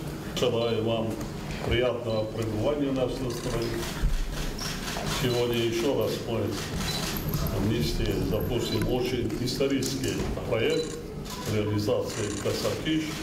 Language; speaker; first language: Russian; non-native, local second language; Tajik